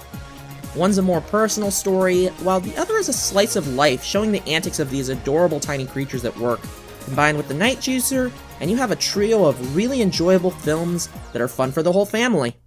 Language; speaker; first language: English; native; English